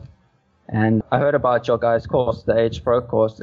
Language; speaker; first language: English; native; English